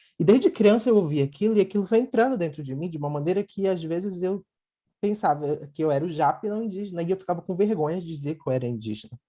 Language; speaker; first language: Portuguese; native; Portuguese